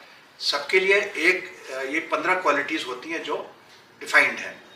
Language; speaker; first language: Hindi; native; Hindi